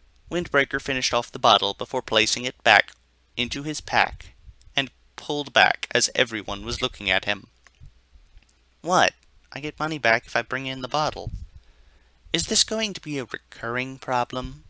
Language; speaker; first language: English; native; English